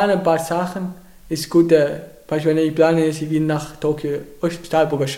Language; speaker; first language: German; non-native, learner; Arabic